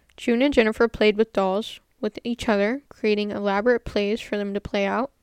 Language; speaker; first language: English; native; English